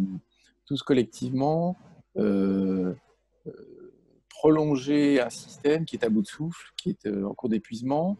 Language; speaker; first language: French; native; French